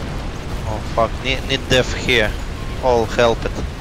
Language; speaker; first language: English; non-native, learner; Russian